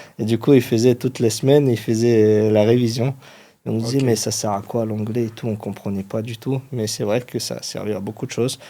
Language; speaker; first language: French; non-native, fluent; Ingush